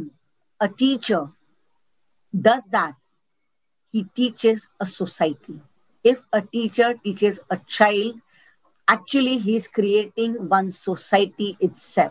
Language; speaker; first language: English; non-native, local second language; Gujarati